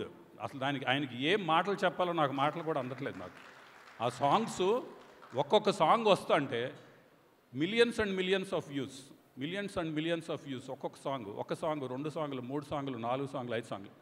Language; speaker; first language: Telugu; native; Telugu